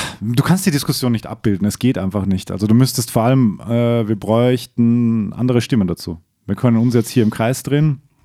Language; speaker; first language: German; native; German